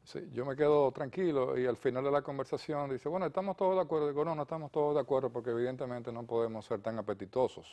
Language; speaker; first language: Spanish; native; Spanish